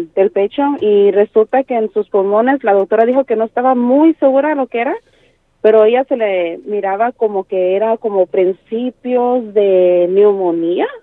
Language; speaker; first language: Spanish; early bilingual, other home language; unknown